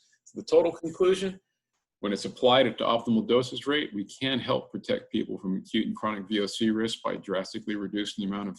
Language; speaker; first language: English; native; English